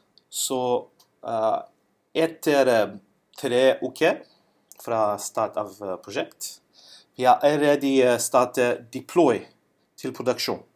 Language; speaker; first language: Norwegian; non-native, learner; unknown